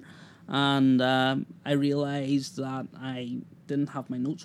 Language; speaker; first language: English; native; English